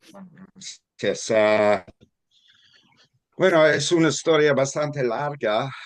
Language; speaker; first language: Spanish; non-native, fluent; English